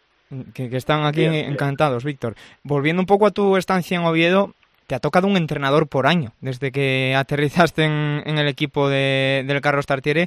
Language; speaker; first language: Spanish; native; Spanish